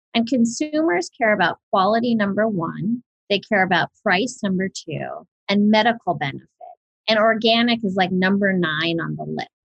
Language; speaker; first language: English; native; English